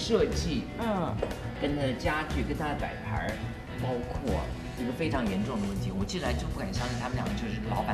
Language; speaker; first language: Chinese; native; Chinese